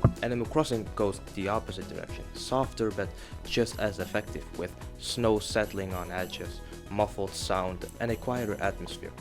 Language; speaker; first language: English; non-native, fluent; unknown